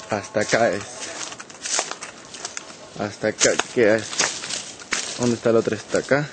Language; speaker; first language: Spanish; native; Spanish